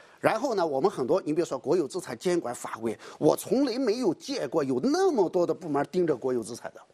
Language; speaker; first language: Chinese; native; Chinese